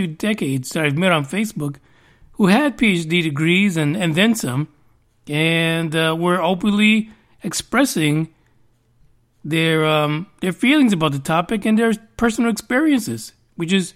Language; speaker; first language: English; native; English